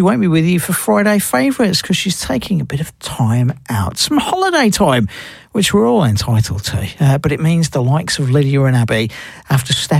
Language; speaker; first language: English; native; English